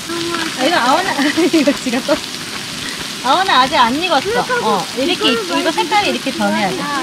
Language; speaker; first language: Korean; native; Korean